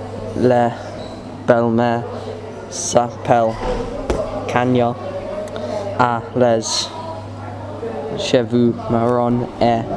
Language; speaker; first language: French; non-native, learner; English